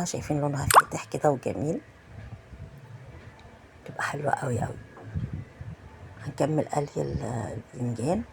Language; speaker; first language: Arabic; native; Arabic